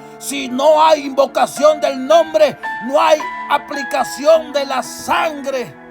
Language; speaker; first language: Spanish; native; Spanish